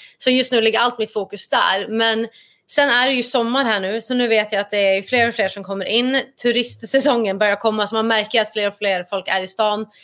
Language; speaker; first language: Swedish; native; Swedish